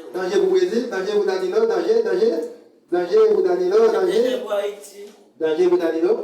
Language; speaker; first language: French; non-native, learner; Haitian Creole